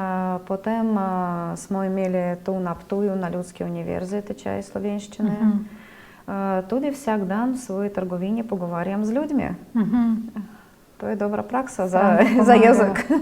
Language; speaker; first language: Slovenian; non-native, learner; Russian